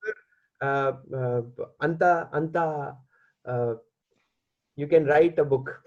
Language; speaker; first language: English; non-native, learner; Hindi